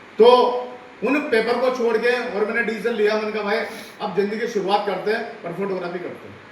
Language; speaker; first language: Hindi; non-native, local second language; Rajasthani